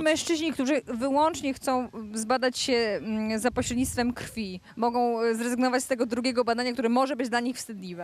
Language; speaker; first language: Polish; native; Polish